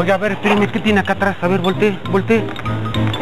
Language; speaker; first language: Spanish; native; Spanish